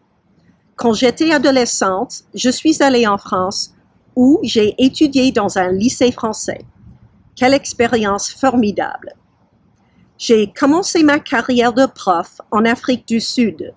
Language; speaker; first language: French; early bilingual, heritage; French